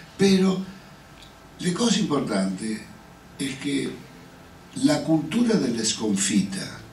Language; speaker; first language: Italian; non-native, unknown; Spanish